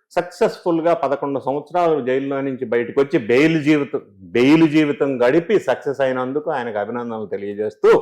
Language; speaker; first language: Telugu; native; Telugu